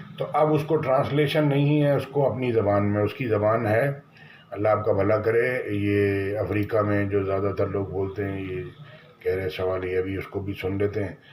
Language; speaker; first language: Urdu; native; Urdu